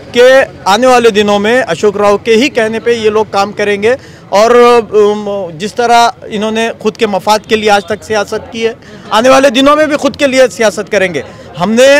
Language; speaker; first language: Hindi; non-native, local second language; Urdu